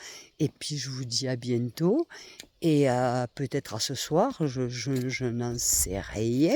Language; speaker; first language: French; native; French